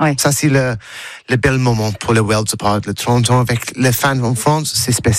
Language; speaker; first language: French; non-native, learner; English